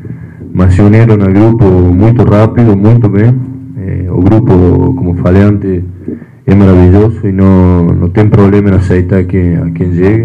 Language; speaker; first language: Portuguese; non-native, fluent; Spanish